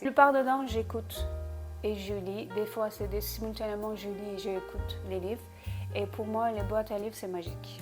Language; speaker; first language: French; non-native, fluent; Turkish